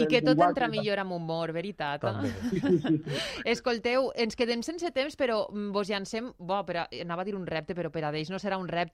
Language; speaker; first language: Catalan; native; Catalan